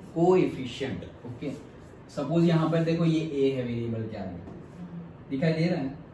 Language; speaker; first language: Hindi; non-native, local second language; Gujarati